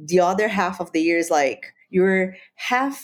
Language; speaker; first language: English; non-native, fluent; Spanish